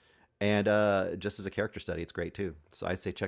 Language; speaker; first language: English; native; English